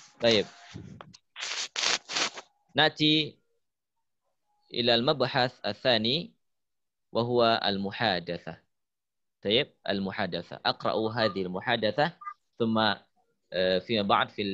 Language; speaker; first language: Arabic; non-native, fluent; Indonesian